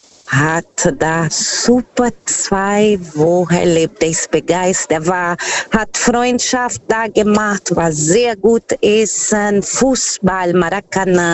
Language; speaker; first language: German; non-native, fluent; Portuguese